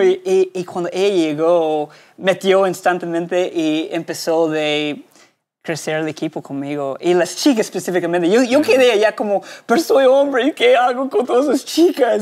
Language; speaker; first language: Spanish; non-native, fluent; English